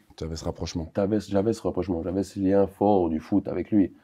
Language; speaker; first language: French; native; French